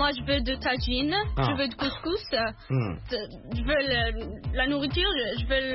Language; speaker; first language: French; non-native, learner; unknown